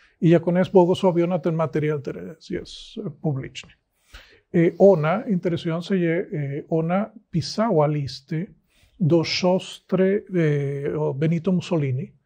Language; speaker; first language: Polish; non-native, learner; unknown